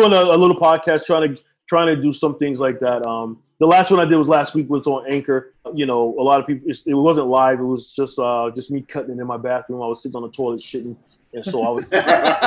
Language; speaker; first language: English; native; English